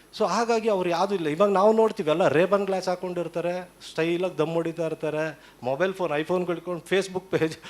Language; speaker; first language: Kannada; native; Kannada